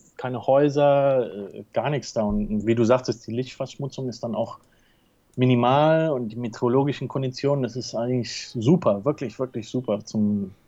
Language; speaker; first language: German; early bilingual, heritage; Spanish